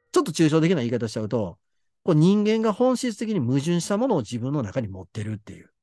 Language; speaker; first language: Japanese; native; Japanese